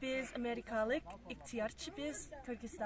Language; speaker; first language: Kyrgyz; non-native, learner; English